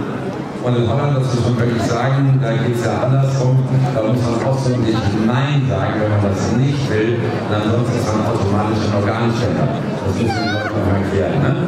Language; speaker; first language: German; native; German